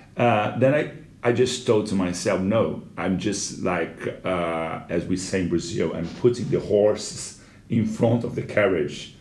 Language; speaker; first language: English; non-native, fluent; Portuguese